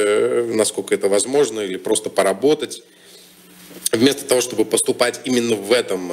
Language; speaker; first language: Russian; native; Russian